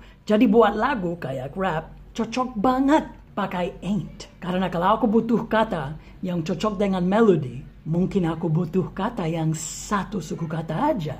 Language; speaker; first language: Indonesian; non-native, fluent; English